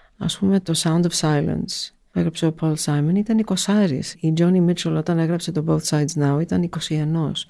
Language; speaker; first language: Greek; early bilingual, heritage; Greek